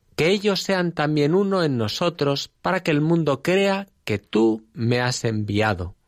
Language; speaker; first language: Spanish; native; Spanish